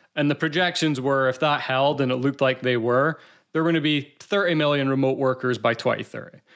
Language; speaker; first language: English; native; English